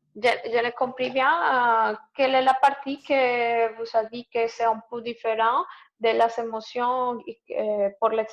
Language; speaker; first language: French; non-native, learner; Spanish